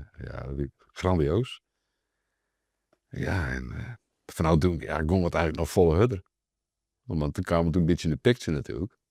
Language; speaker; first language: Dutch; non-native, local second language; Western Frisian